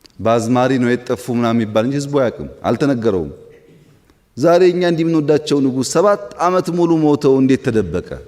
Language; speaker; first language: Amharic; non-native, local second language; Oromo